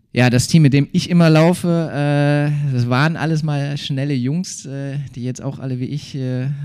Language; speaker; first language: German; native; German